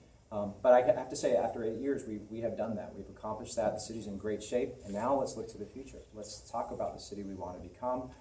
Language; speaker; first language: English; native; English